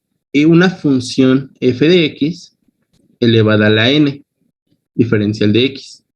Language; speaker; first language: Spanish; native; Spanish